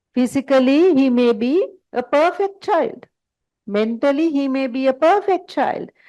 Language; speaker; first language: English; non-native, local second language; Sinhala